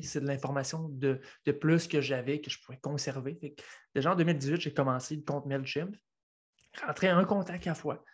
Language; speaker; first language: French; native; French